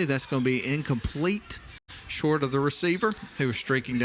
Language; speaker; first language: English; native; English